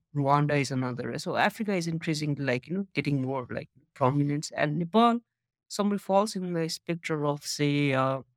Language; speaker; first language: English; non-native, local second language; Nepali